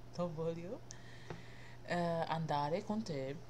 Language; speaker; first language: Italian; non-native, learner; English